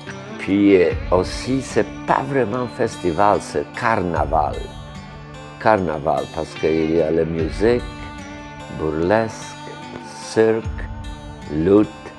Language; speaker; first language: French; non-native, learner; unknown